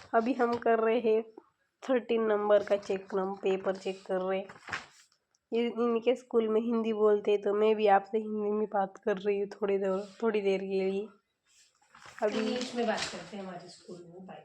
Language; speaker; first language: Hindi; non-native, local second language; Marathi